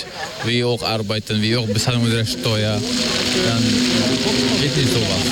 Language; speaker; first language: German; non-native, learner; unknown